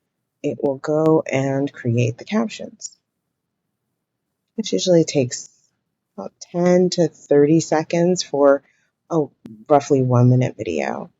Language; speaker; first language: English; native; English